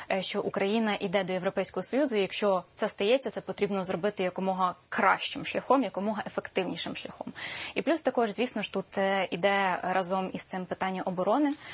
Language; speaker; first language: Ukrainian; native; Ukrainian